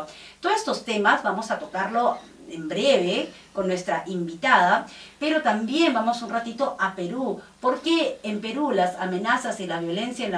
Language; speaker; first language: Spanish; native; Spanish